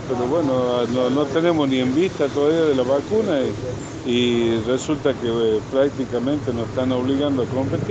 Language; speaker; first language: Spanish; native; Spanish